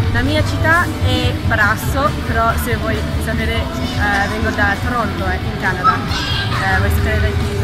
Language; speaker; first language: Italian; non-native, fluent; English